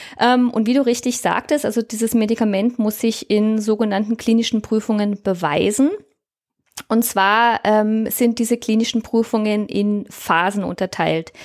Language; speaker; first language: German; native; German